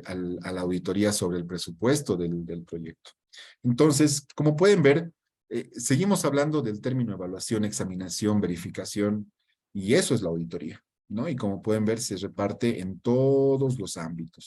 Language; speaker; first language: Spanish; native; Spanish